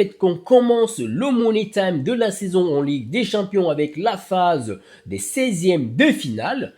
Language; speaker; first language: French; native; French